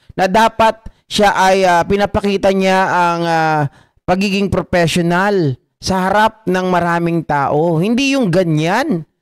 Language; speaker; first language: Filipino; native; Filipino